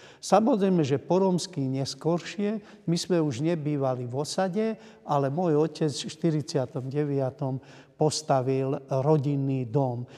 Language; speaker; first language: Slovak; non-native, local second language; Hungarian